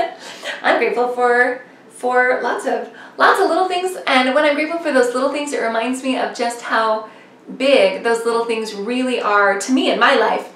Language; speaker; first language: English; native; English